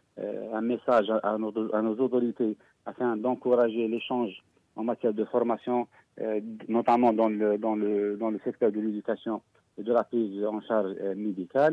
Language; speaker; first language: French; non-native, local second language; Arabic